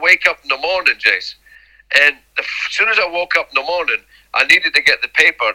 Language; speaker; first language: English; native; English